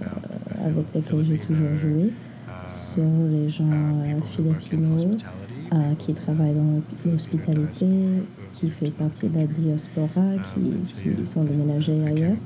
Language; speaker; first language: French; non-native, learner; English